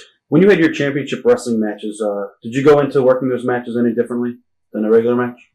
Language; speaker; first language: English; native; English